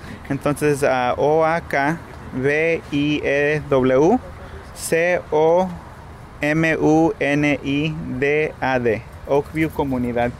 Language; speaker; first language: Spanish; early bilingual, heritage; Spanish